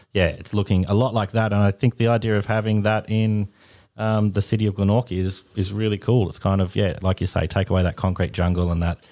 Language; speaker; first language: English; native; English